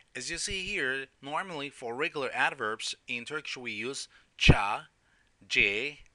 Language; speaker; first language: English; non-native, fluent; Turkish